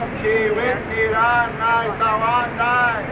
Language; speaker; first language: Thai; non-native, learner; English